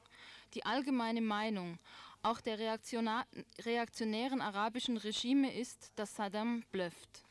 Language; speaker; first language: German; native; German